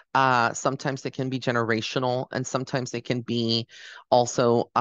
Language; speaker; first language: English; early bilingual, other home language; Spanish